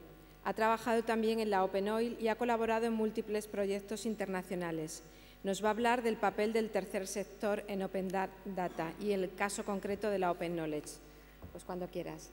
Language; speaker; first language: Spanish; native; Spanish